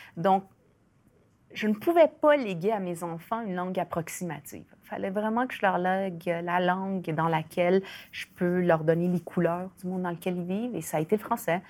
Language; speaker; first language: French; early bilingual, other home language; Spanish